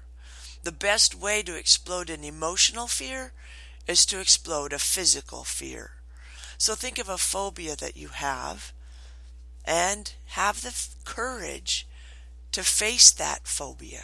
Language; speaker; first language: English; native; English